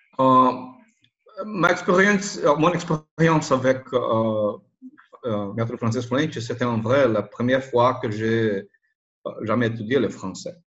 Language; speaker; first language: French; non-native, learner; Portuguese